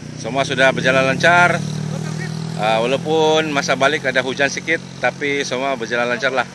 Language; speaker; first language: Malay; non-native, local second language; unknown